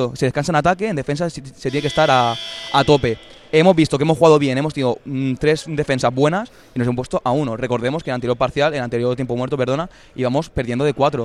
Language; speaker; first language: Spanish; native; Spanish